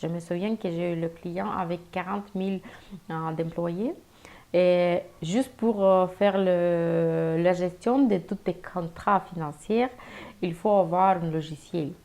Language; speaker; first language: French; non-native, fluent; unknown